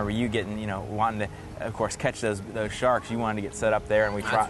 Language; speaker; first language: English; native; English